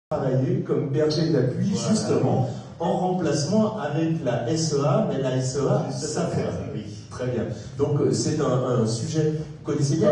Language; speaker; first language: French; native; French